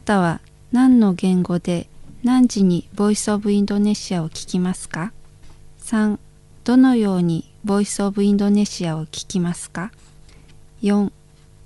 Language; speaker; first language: Japanese; non-native, learner; Indonesian